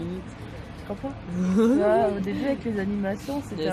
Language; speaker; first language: French; native; French